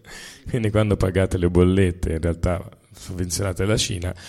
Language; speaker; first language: Italian; native; Italian